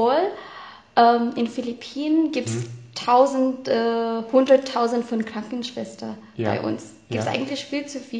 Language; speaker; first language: German; non-native, fluent; Filipino